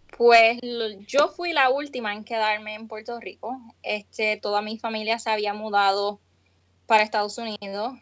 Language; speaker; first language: Spanish; native; Spanish